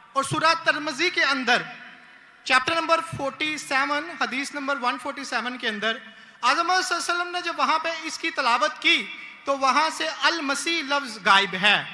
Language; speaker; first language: Urdu; non-native, local second language; Punjabi